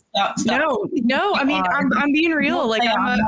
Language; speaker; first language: English; native; English